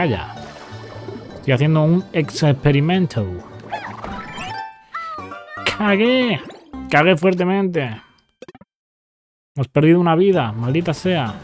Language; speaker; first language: Spanish; native; Spanish